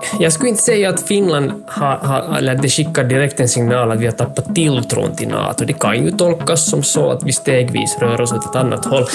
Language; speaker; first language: Swedish; native; Swedish